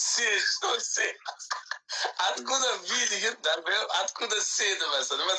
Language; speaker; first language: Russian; non-native, learner; Uzbek